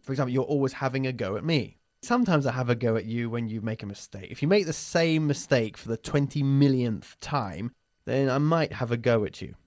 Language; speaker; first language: English; native; English